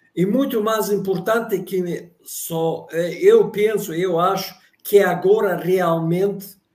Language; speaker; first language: Portuguese; non-native, fluent; Russian